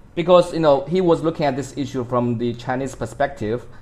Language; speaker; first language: English; non-native, fluent; Chinese